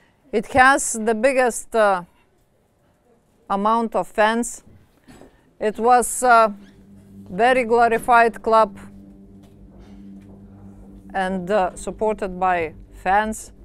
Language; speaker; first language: English; non-native, fluent; Lithuanian